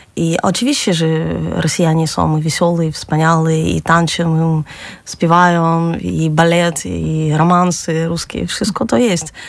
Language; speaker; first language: Polish; non-native, fluent; Russian